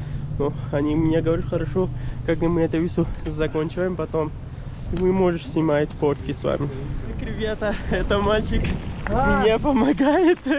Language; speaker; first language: Russian; non-native, learner; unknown